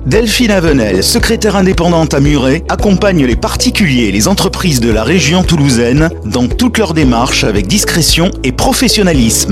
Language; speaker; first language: French; native; French